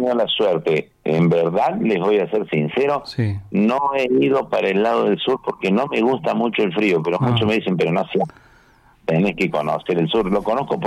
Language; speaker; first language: Spanish; native; Spanish